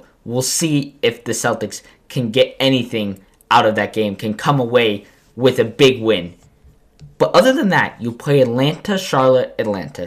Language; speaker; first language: English; native; English